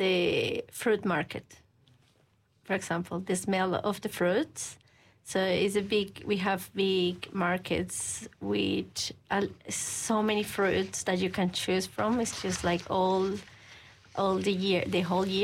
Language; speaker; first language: English; non-native, fluent; Spanish